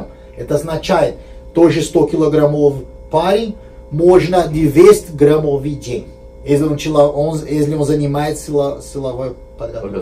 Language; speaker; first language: Russian; non-native, fluent; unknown